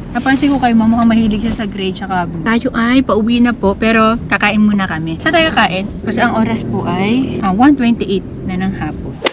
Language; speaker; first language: Filipino; native; Filipino